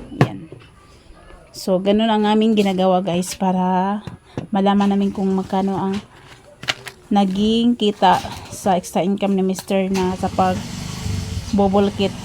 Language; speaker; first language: Filipino; non-native, local second language; Cebuano